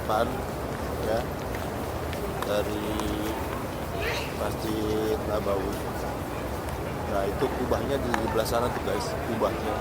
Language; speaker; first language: Indonesian; native; Indonesian